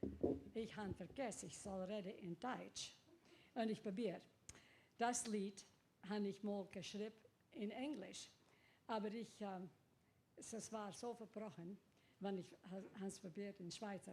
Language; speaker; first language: German; early bilingual, heritage; English